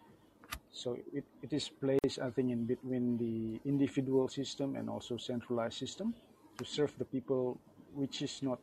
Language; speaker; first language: English; non-native, fluent; Indonesian